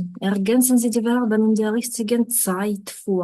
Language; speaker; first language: German; non-native, fluent; Ukrainian